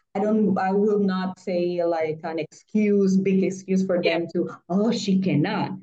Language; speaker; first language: English; non-native, fluent; Spanish